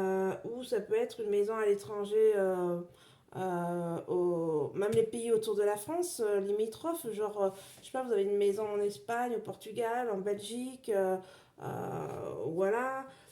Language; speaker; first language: French; native; French